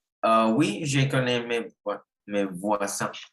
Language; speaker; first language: French; non-native, learner; Spanish